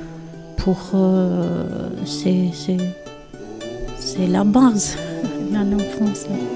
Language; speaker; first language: French; non-native, learner; Albanian